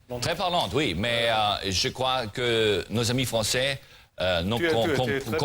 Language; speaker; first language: French; non-native, learner; German